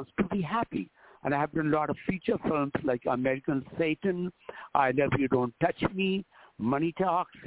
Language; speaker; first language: English; non-native, local second language; Hindi